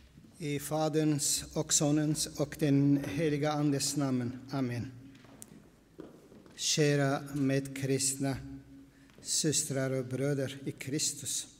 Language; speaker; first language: Swedish; non-native, fluent; Aramaic